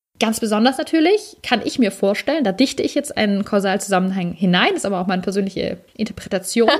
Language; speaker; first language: German; native; German